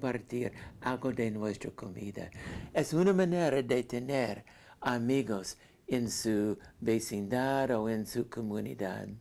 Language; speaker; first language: Spanish; non-native, fluent; English